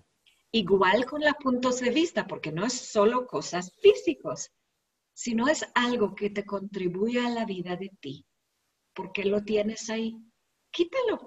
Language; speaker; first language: Spanish; non-native, learner; English